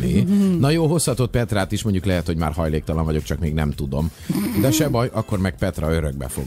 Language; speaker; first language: Hungarian; native; Hungarian